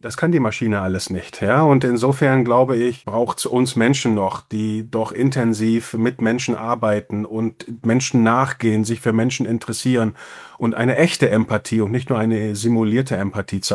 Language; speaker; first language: German; native; German